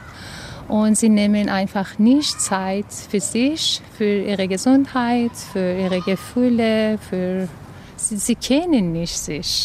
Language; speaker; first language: German; non-native, fluent; Persian